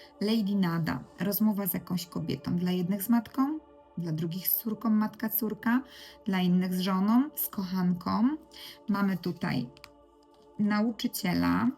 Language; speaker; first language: Polish; native; Polish